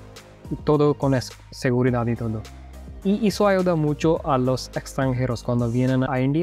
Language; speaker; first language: Spanish; non-native, fluent; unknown